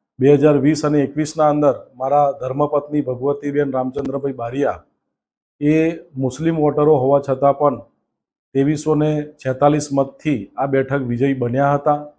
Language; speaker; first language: Gujarati; native; Gujarati